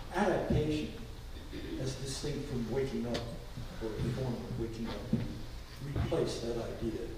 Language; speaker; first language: English; native; English